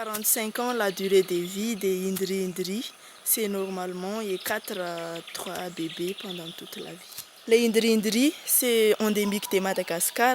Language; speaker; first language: French; non-native, local second language; Malagasy